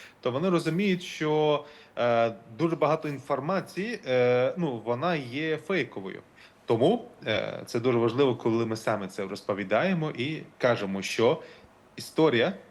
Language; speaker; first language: Ukrainian; non-native, local second language; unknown